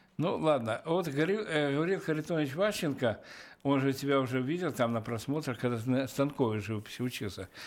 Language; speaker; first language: Russian; native; Russian